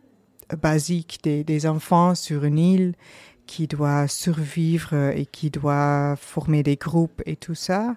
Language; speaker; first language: French; non-native, learner; Dutch